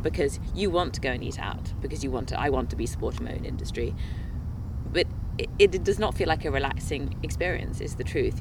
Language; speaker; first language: English; native; English